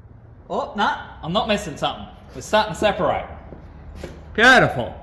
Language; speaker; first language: English; native; English